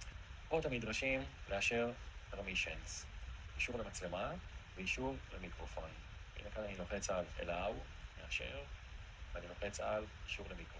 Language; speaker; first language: Hebrew; native; Hebrew